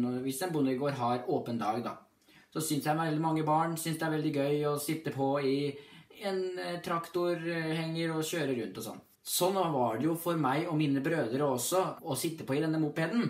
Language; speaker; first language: Norwegian; native; Norwegian